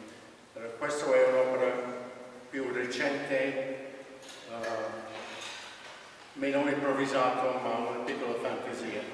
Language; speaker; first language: Italian; non-native, fluent; English